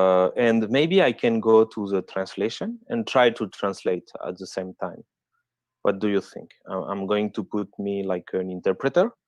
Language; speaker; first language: English; non-native, fluent; French